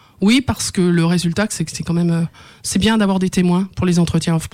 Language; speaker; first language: French; native; French